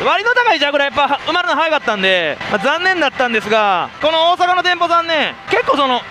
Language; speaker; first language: Japanese; native; Japanese